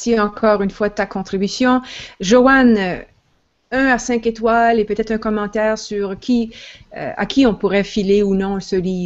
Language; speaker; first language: French; native; French